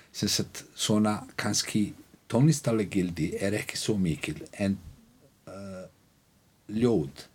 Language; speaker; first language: Icelandic; non-native, fluent; Bosnian